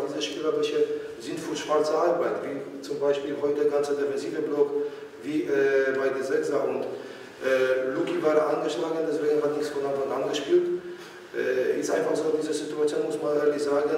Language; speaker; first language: German; non-native, fluent; Polish